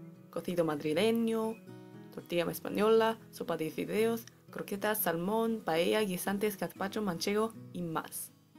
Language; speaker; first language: Spanish; non-native, learner; English